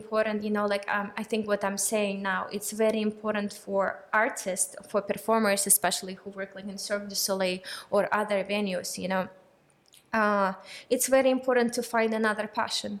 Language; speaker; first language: English; non-native, fluent; Russian